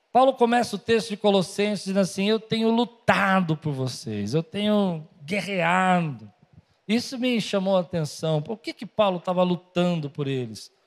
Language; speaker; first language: Portuguese; native; Portuguese